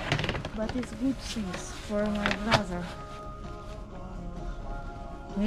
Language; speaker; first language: English; non-native, learner; Russian